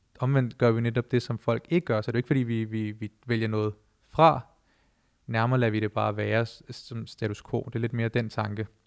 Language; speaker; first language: Danish; early bilingual, other home language; Punjabi